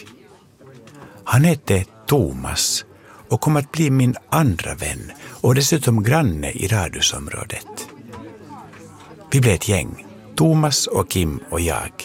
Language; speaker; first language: Swedish; native; Swedish